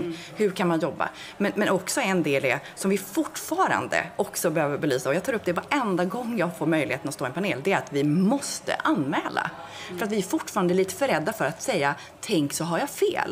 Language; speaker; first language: Swedish; native; Swedish